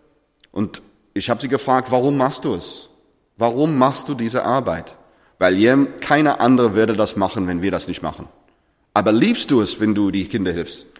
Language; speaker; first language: German; non-native, fluent; English